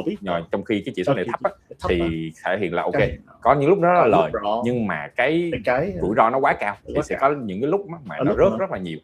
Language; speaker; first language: Vietnamese; native; Vietnamese